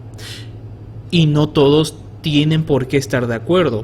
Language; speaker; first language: Spanish; native; Spanish